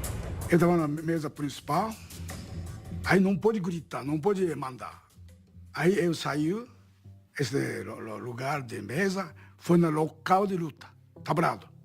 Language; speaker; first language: Portuguese; non-native, learner; Japanese